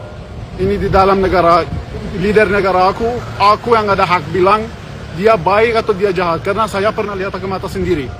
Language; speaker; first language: Indonesian; non-native, learner; Persian